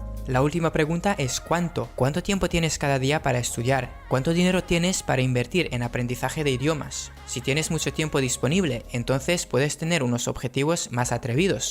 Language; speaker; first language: Spanish; non-native, fluent; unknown